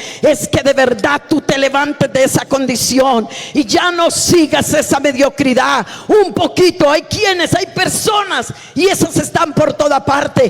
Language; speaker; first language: Spanish; native; Spanish